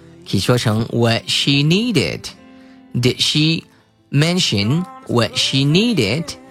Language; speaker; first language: English; non-native, fluent; Chinese